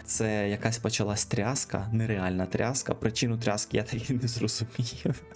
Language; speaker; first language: Ukrainian; native; Ukrainian